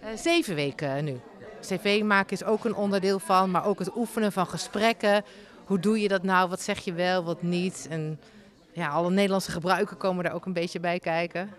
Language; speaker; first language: Dutch; native; Dutch